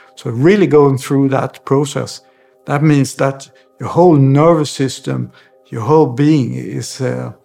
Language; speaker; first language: English; non-native, fluent; Swedish